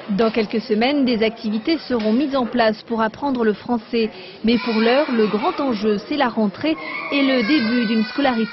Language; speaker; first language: French; native; French